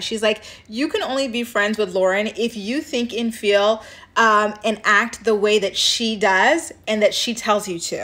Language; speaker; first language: English; native; English